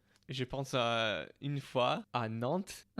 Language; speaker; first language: French; non-native, fluent; English